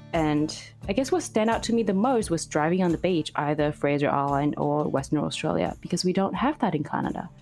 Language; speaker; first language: English; non-native, fluent; Chinese